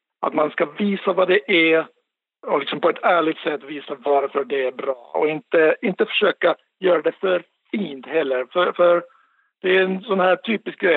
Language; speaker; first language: Swedish; non-native, local second language; Finnish